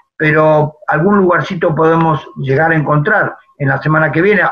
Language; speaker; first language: Spanish; native; Spanish